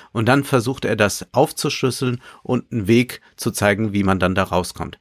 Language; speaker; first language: German; native; German